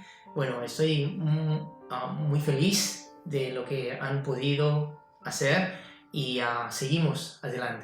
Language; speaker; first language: Spanish; non-native, fluent; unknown